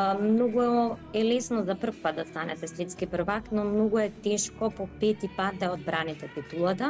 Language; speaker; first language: Macedonian; native; Macedonian